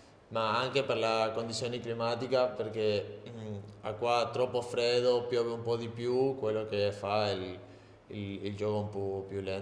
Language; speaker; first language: Italian; non-native, learner; Spanish